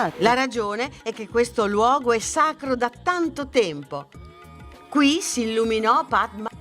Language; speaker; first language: Italian; native; Italian